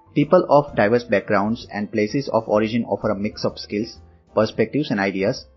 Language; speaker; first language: English; non-native, local second language; Gujarati